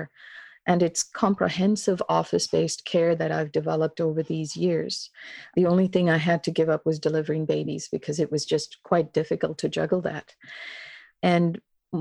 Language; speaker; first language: English; non-native, local second language; Tamil